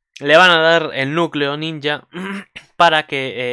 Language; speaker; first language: Spanish; native; Spanish